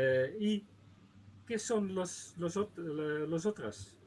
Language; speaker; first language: Spanish; non-native, learner; Dutch